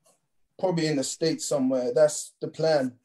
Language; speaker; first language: English; native; English